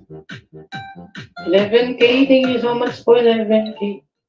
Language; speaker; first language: English; non-native, local second language; Filipino